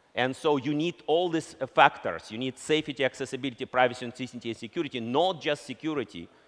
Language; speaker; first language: English; non-native, fluent; Russian